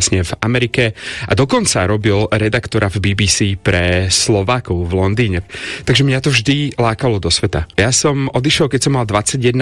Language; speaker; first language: Slovak; native; Slovak